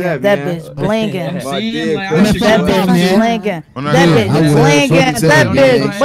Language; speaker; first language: English; native; English